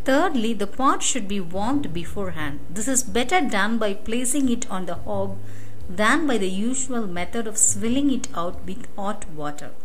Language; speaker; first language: English; non-native, local second language; Tamil